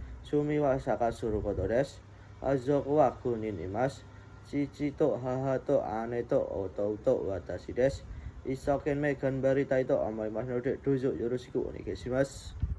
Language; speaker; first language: Japanese; non-native, learner; Indonesian